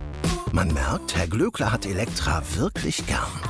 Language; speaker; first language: German; native; German